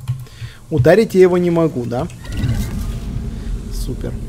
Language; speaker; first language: Russian; native; Russian